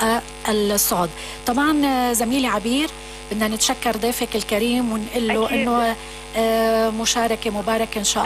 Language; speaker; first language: Arabic; native; Arabic